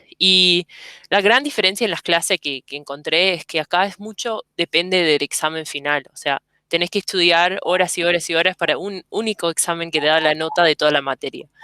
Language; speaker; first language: Spanish; early bilingual, heritage; English